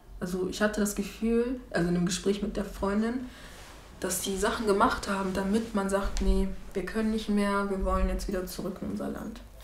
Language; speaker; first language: German; early bilingual, other home language; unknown